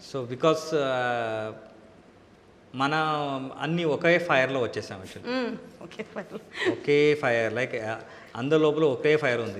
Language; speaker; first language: Telugu; non-native, local second language; Kannada